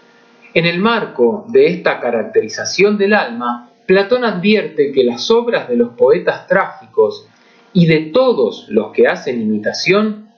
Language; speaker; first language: Spanish; native; Spanish